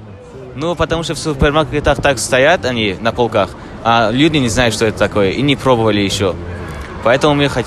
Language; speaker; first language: Russian; non-native, learner; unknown